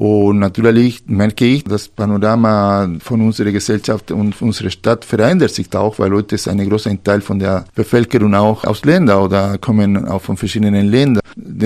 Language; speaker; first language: German; non-native, fluent; Spanish